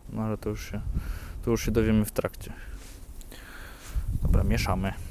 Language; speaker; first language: Polish; native; Polish